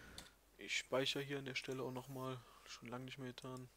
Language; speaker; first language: German; native; German